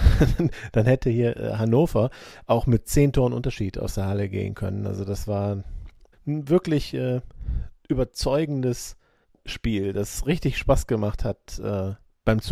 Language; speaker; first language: German; native; German